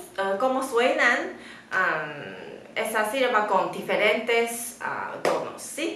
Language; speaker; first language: Spanish; non-native, fluent; Chinese